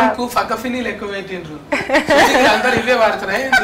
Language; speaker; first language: Telugu; native; Telugu